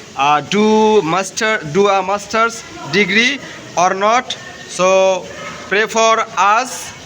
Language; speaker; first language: English; non-native, local second language; Bangla